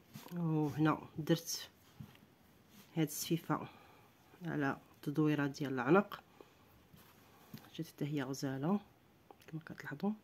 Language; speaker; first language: Arabic; native; Arabic